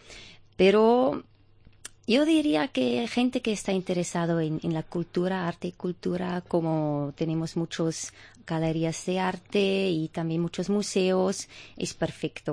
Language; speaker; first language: Spanish; non-native, fluent; German